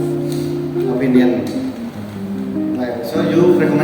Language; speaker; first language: English; non-native, learner; Indonesian